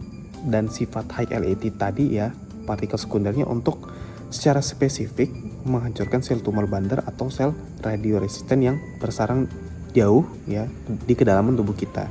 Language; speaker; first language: Indonesian; native; Indonesian